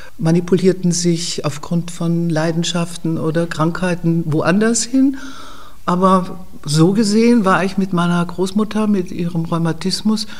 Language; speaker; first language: German; native; German